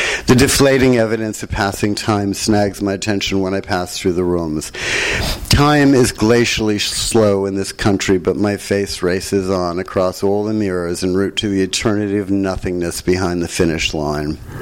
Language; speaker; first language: English; native; English